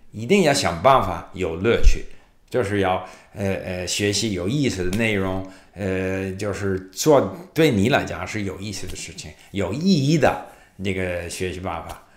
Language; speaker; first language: Chinese; non-native, fluent; English